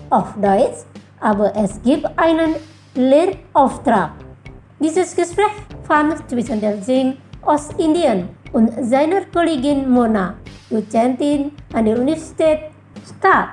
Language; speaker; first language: German; non-native, fluent; Indonesian